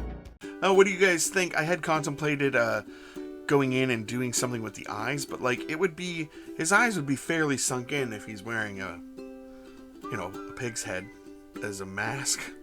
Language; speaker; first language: English; native; English